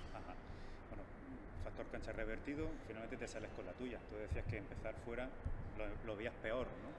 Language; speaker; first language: Spanish; native; Spanish